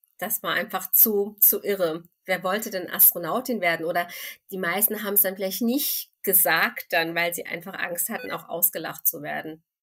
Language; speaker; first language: German; early bilingual, other home language; Turkish